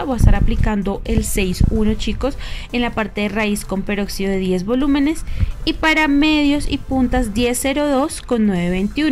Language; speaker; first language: Spanish; native; Spanish